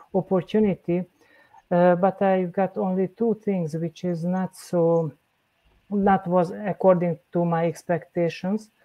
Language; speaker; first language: English; non-native, learner; Hungarian